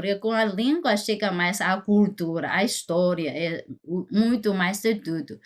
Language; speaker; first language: Portuguese; non-native, fluent; Chinese